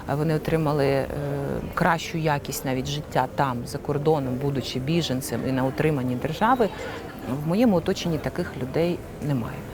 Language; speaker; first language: Ukrainian; non-native, local second language; Russian